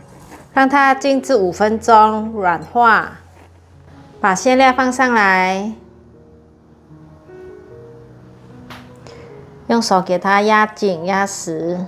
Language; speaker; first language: Chinese; native; Chinese